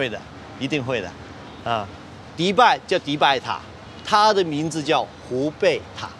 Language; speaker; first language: Chinese; native; Chinese